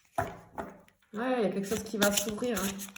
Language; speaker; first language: French; native; French